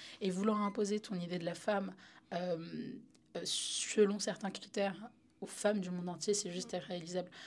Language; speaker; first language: French; native; French